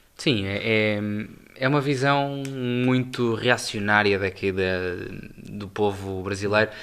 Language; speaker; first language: Portuguese; native; Portuguese